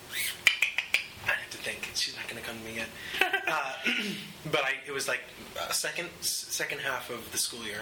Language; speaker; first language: English; native; English